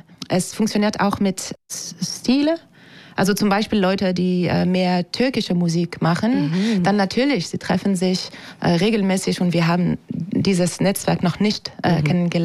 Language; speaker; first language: German; non-native, fluent; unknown